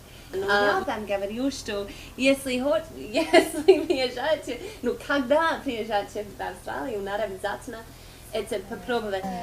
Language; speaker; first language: Russian; non-native, fluent; English